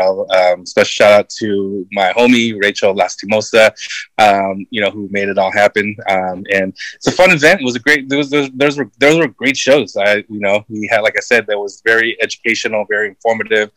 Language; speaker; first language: English; early bilingual, other home language; Filipino